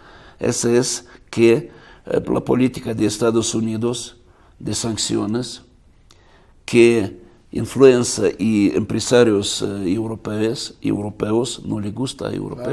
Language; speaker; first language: Spanish; non-native, fluent; Russian